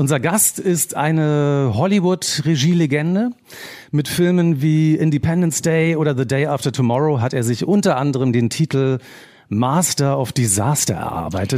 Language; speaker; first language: German; native; German